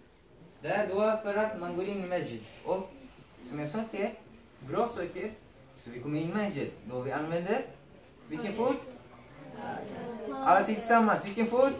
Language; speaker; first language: Swedish; non-native, fluent; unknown